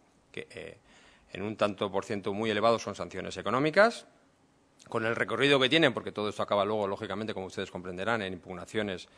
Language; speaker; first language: Spanish; native; Spanish